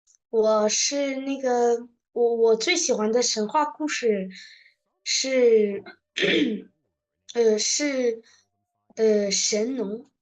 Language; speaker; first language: Chinese; early bilingual, heritage; Chinese